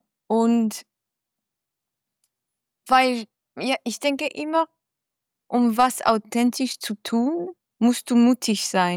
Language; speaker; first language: German; non-native, fluent; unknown